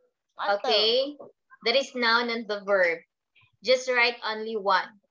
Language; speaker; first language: English; non-native, fluent; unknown